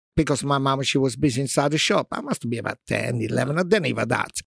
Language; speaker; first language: English; non-native, fluent; Italian